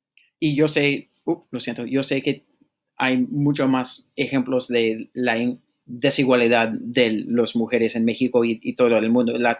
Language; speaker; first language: Spanish; non-native, fluent; English